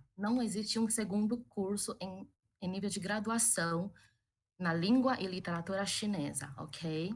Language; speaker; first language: Portuguese; early bilingual, other home language; Chinese